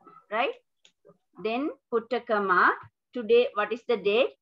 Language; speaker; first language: English; non-native, local second language; Sinhala